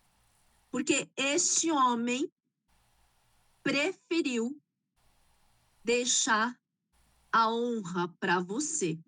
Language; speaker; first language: Portuguese; native; Portuguese